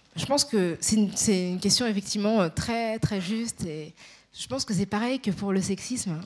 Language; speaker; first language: French; native; French